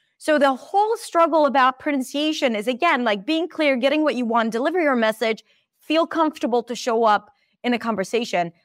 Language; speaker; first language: English; non-native, fluent; Hebrew